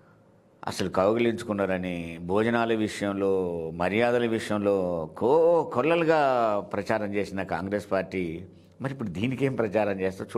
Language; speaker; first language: Telugu; native; Telugu